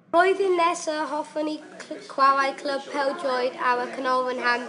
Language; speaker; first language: Welsh; non-native, learner; English